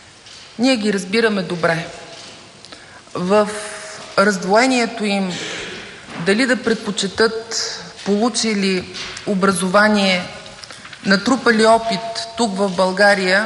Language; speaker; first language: Bulgarian; native; Bulgarian